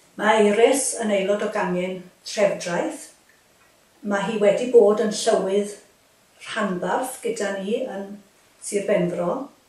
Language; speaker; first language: Welsh; native; Welsh